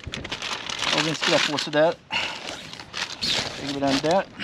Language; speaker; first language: Swedish; native; Swedish